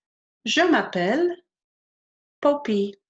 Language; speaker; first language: French; non-native, fluent; English